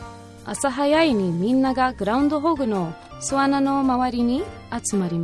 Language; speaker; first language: Japanese; non-native, learner; English